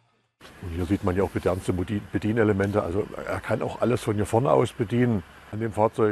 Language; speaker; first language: German; native; German